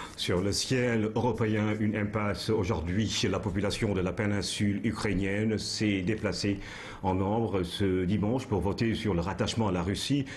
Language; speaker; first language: French; non-native, local second language; Wolof